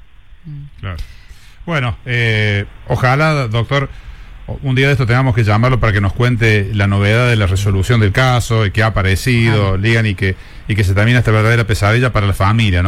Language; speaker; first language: Spanish; native; Spanish